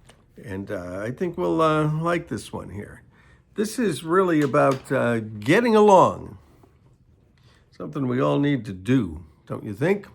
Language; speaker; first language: English; native; English